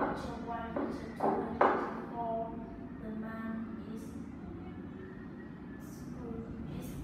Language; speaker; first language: English; non-native, learner; Vietnamese